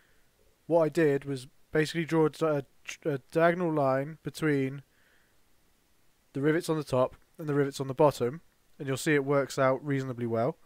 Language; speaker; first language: English; native; English